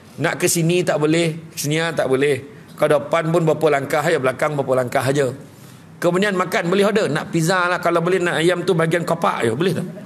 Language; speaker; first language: Malay; native; Malay